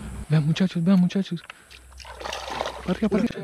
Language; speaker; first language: Spanish; native; Spanish